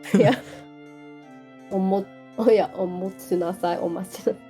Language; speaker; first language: Japanese; non-native, learner; English